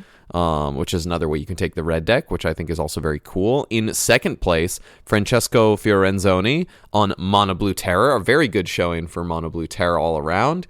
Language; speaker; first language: English; native; English